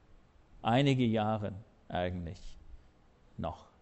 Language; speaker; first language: German; non-native, fluent; English